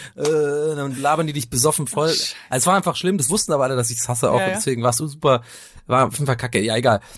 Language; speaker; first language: German; non-native, fluent; English